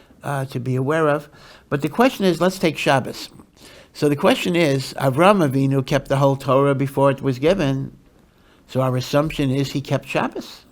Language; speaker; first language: English; native; English